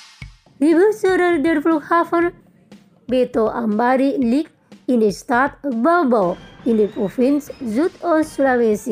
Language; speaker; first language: German; non-native, fluent; Indonesian